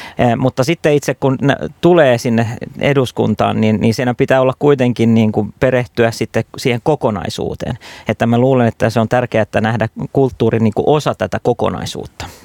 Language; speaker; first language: Finnish; non-native, local second language; Swedish